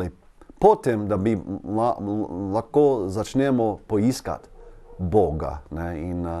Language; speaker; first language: Slovenian; non-native, learner; English